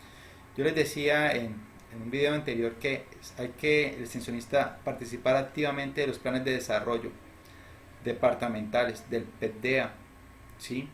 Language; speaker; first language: Spanish; native; Spanish